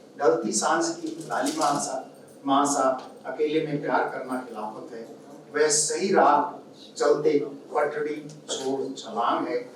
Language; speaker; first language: Hindi; native; Hindi